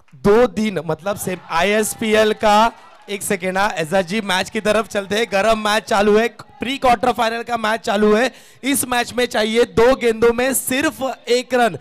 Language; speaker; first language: Hindi; non-native, local second language; Marathi